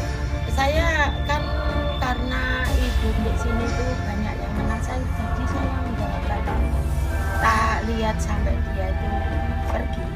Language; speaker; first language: Indonesian; non-native, local second language; Javanese